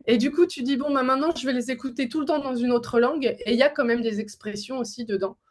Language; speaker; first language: French; native; French